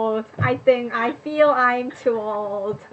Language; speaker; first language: English; non-native, learner; Korean